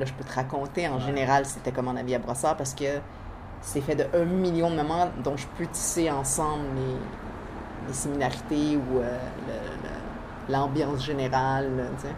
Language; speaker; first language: French; early bilingual, other home language; Spanish